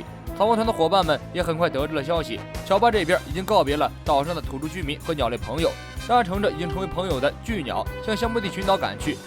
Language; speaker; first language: Chinese; native; Chinese